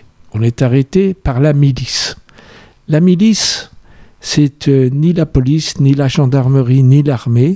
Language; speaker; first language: French; native; French